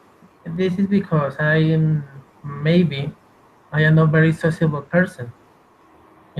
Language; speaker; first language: English; non-native, learner; Spanish